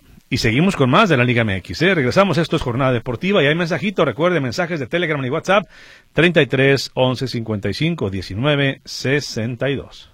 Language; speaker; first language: Spanish; native; Spanish